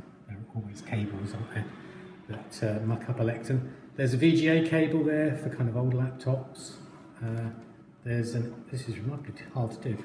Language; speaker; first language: English; native; English